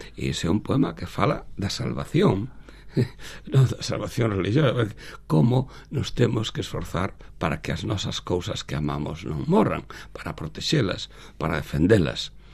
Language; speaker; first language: Galician; native; Galician